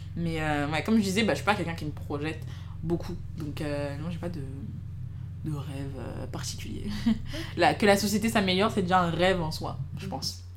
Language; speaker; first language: French; native; French